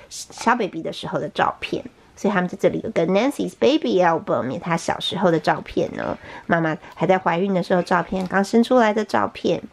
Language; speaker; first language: Chinese; native; Chinese